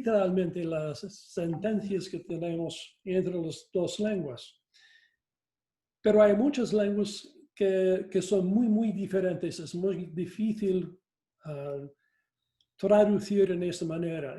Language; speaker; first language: Spanish; non-native, fluent; English